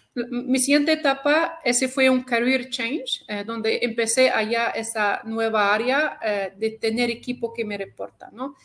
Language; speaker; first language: Spanish; non-native, fluent; Arabic